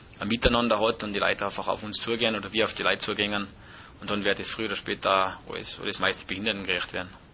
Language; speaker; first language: German; native; German